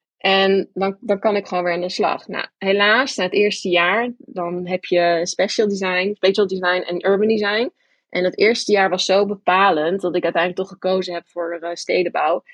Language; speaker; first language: Dutch; early bilingual, other home language; English